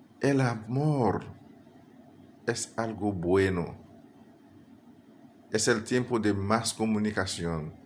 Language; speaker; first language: Spanish; non-native, fluent; Haitian Creole